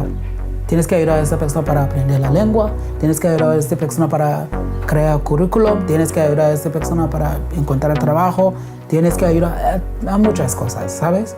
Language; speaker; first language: Spanish; non-native, local second language; English